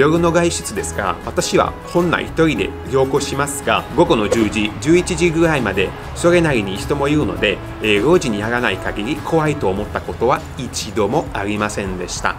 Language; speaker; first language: Japanese; non-native, fluent; Italian